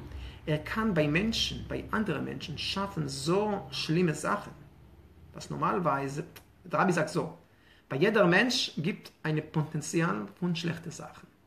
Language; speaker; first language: German; non-native, fluent; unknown